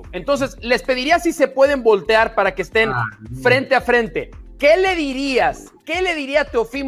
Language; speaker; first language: Spanish; native; Spanish